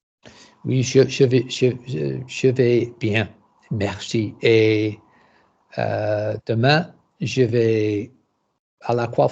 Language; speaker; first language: French; non-native, learner; English